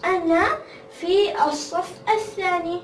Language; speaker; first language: Arabic; non-native, learner; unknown